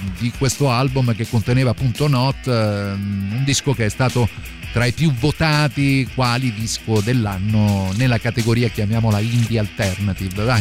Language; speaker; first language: Italian; native; Italian